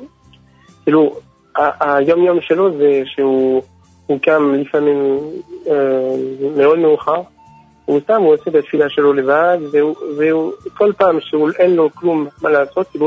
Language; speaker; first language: Hebrew; non-native, fluent; French